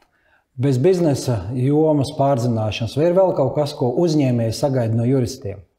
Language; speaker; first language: Latvian; native; Latvian